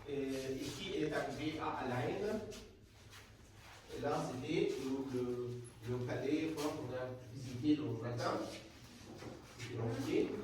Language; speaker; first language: French; non-native, fluent; Arabic